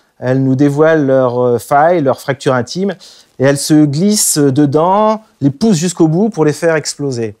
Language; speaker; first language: French; native; French